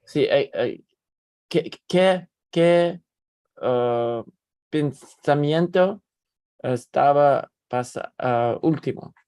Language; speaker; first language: Spanish; non-native, learner; English